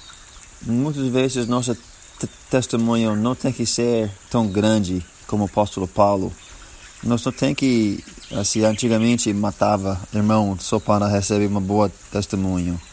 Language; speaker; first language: Portuguese; non-native, learner; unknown